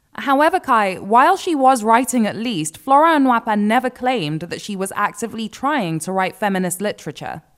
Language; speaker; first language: English; non-native, local second language; Yoruba